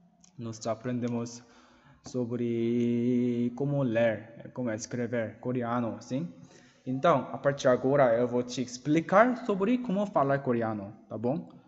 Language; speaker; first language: Portuguese; non-native, learner; Korean